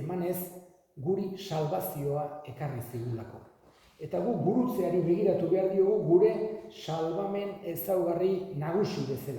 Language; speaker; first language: Basque; native; Basque